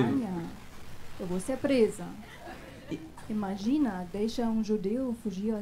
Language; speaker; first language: Portuguese; non-native, fluent; German